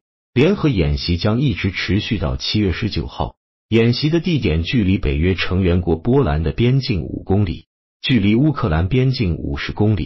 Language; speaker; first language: Chinese; native; Chinese